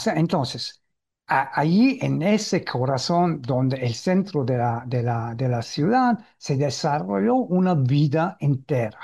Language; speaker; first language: Spanish; early bilingual, heritage; Ladino